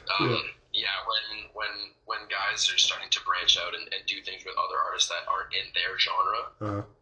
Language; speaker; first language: English; native; English